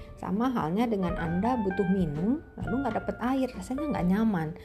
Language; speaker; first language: Indonesian; native; Indonesian